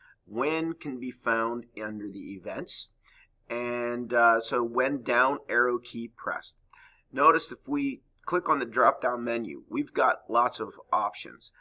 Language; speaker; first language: English; native; English